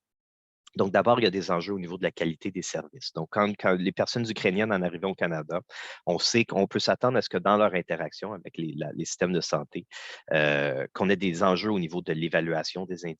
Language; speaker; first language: French; native; French